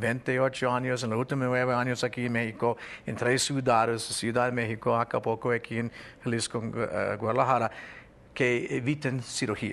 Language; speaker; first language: Spanish; non-native, fluent; English